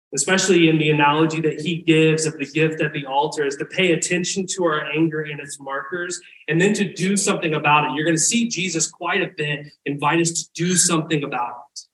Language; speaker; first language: English; native; English